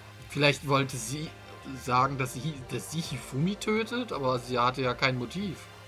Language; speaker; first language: German; native; German